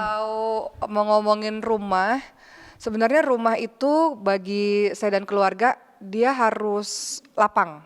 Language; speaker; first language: Indonesian; native; Indonesian